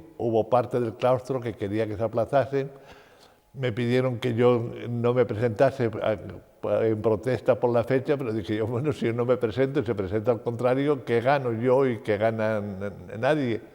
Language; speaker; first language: Spanish; native; Spanish